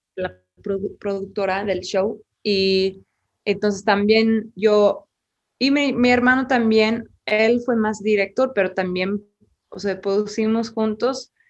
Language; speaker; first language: Spanish; non-native, learner; English